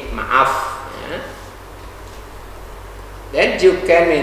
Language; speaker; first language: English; non-native, fluent; Indonesian